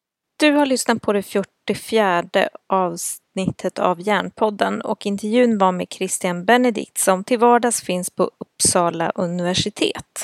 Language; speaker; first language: Swedish; native; Swedish